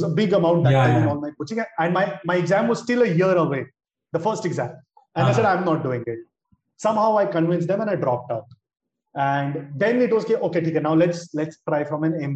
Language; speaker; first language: English; non-native, local second language; Hindi